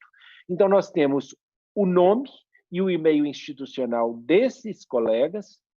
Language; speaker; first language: Portuguese; native; Portuguese